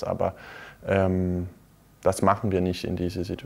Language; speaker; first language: German; non-native, fluent; Danish